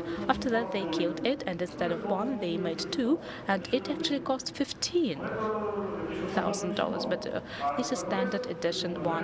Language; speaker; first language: English; non-native, fluent; Russian